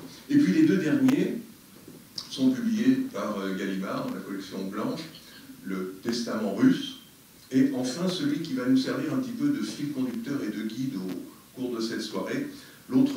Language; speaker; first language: French; native; French